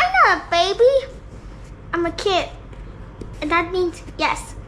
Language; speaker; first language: English; non-native, local second language; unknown